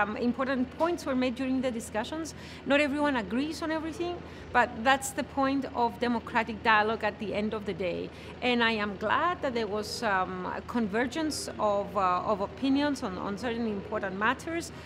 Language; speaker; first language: English; non-native, fluent; Greek